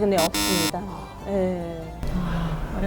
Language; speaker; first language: Korean; non-native, fluent; Mongolian